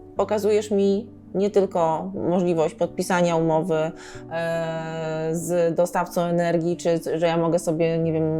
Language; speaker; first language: Polish; native; Polish